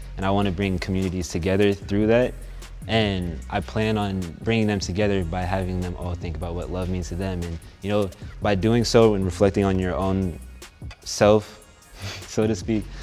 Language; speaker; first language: English; native; English